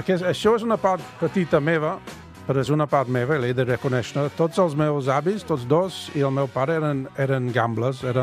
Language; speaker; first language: Catalan; non-native, fluent; English